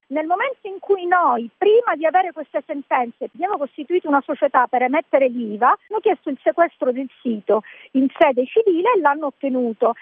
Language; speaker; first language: Italian; native; Italian